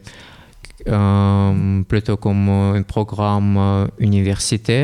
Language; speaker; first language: French; non-native, learner; Russian